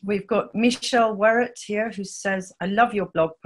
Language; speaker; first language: English; native; English